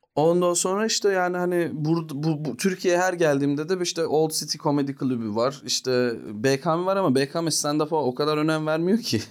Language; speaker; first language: Turkish; early bilingual, heritage; Turkish